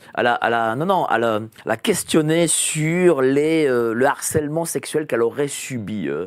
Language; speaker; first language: French; native; French